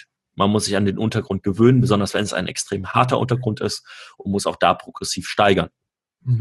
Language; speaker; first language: German; native; German